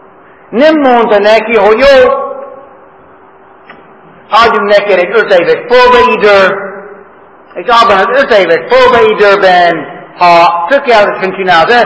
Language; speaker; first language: Hungarian; non-native, fluent; English